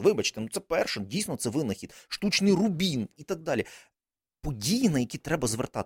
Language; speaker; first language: Ukrainian; native; Ukrainian